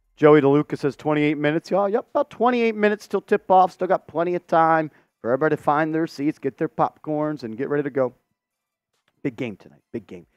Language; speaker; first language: English; native; English